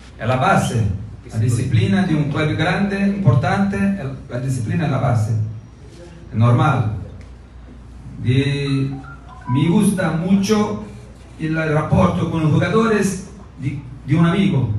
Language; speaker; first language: Spanish; non-native, learner; Portuguese